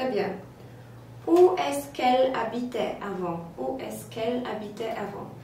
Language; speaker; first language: French; non-native, fluent; Polish